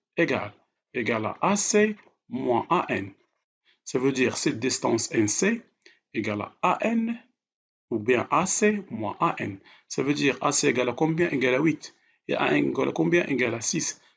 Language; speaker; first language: French; non-native, local second language; Arabic